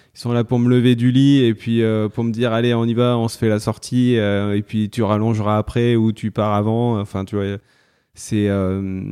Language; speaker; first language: French; native; French